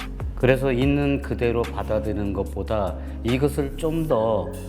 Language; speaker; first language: Korean; native; Korean